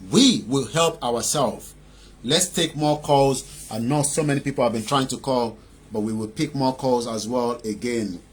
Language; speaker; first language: English; non-native, local second language; Yoruba